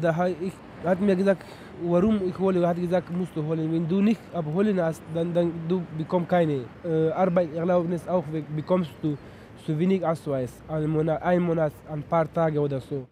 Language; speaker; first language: German; non-native, learner; Pashto